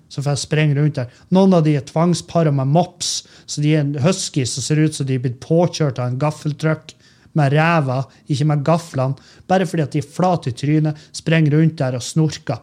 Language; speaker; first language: Norwegian; native; Norwegian